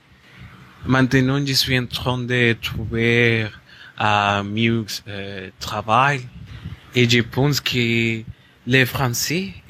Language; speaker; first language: French; non-native, learner; Spanish